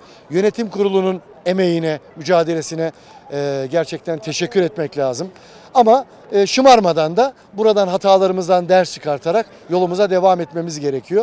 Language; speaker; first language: Turkish; native; Turkish